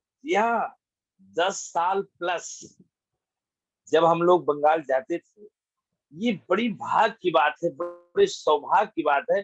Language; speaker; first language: Hindi; native; Hindi